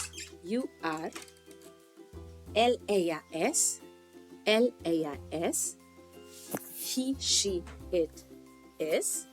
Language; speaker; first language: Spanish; non-native, fluent; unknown